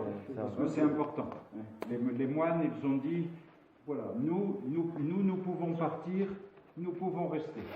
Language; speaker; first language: French; non-native, local second language; Arabic